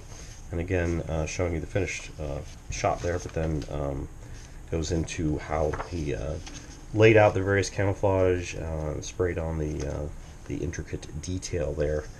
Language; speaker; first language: English; native; English